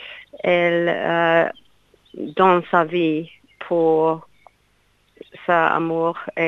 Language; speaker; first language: French; non-native, learner; English